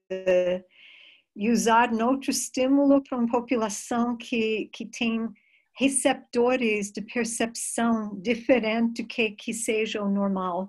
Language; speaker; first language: Portuguese; non-native, fluent; English